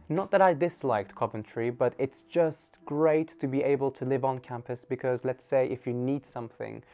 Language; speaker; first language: English; non-native, fluent; Turkish